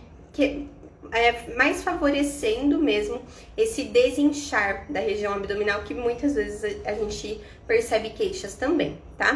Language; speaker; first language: Portuguese; native; Portuguese